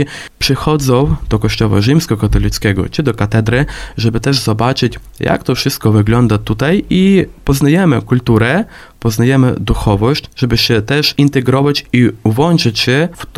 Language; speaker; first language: Polish; non-native, fluent; Ukrainian